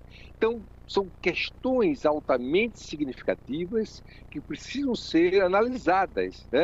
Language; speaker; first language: Portuguese; native; Portuguese